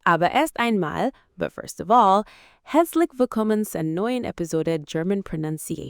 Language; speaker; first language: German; native; German